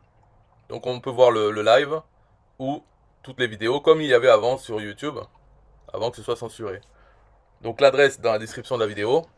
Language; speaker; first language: French; native; French